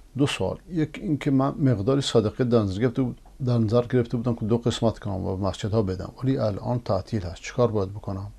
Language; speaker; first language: Persian; non-native, local second language; Baluchi